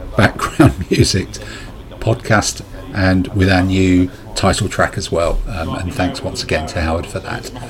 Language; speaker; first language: English; native; English